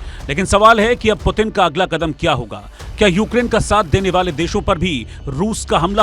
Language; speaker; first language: Hindi; native; Hindi